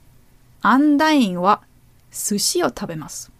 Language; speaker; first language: Japanese; non-native, learner; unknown